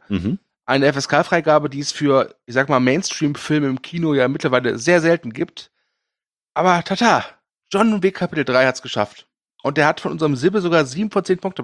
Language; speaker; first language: German; native; German